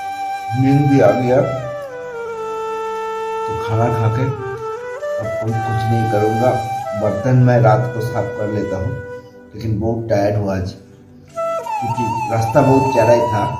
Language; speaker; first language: Hindi; non-native, local second language; Bangla